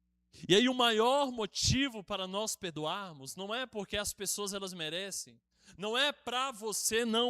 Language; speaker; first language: Portuguese; native; Portuguese